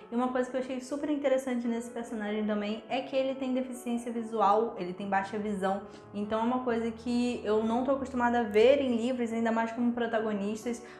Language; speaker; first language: Portuguese; native; Portuguese